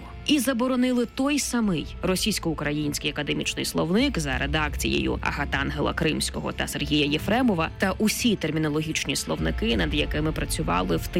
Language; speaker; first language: Ukrainian; native; Ukrainian